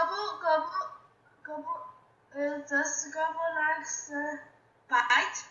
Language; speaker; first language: English; non-native, learner; Chinese